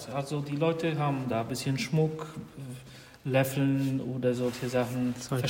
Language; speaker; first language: German; non-native, fluent; Polish